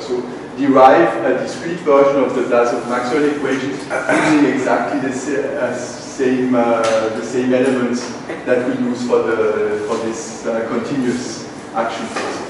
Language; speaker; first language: English; non-native, fluent; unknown